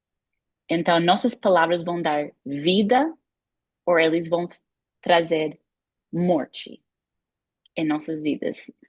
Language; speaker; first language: Portuguese; non-native, fluent; English